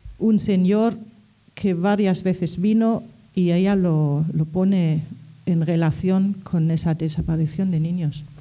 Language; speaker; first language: Spanish; non-native, fluent; German